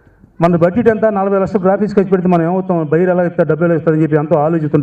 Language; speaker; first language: Telugu; native; Telugu